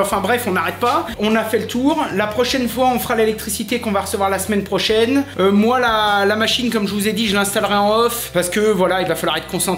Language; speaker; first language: French; native; French